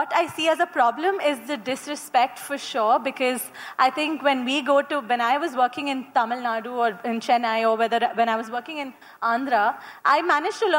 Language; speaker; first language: English; non-native, local second language; Kannada